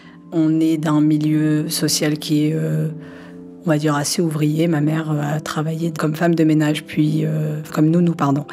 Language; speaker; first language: French; early bilingual, other home language; Arabic